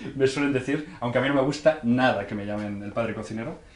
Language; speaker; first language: Spanish; native; Spanish